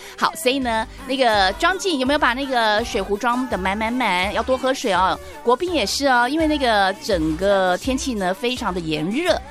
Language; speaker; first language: Chinese; native; Chinese